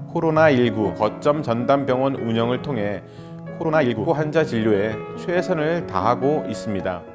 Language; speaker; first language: Korean; native; Korean